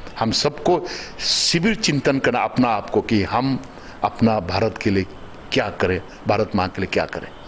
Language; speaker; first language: Hindi; non-native, local second language; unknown